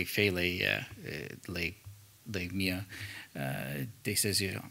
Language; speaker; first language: French; non-native, learner; English